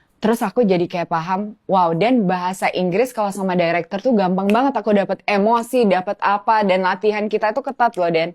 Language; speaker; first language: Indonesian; native; Indonesian